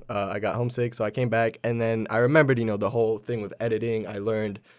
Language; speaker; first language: English; early bilingual, other home language; Polish